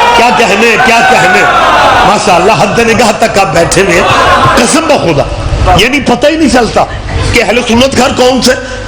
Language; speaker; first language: Urdu; non-native, local second language; Punjabi